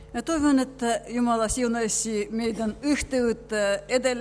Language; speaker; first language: Finnish; non-native, fluent; Russian